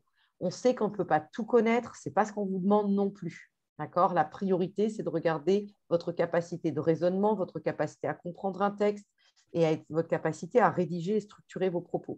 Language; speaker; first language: French; native; French